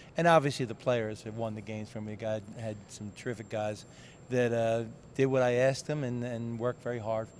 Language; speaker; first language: English; native; English